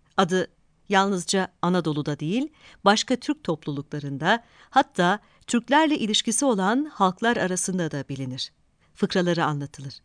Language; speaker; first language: Turkish; native; Turkish